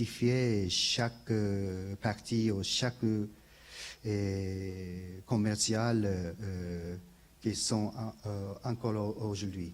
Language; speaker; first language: French; non-native, learner; Japanese